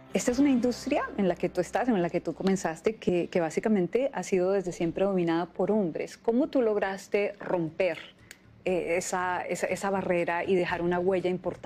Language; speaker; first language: Spanish; native; Spanish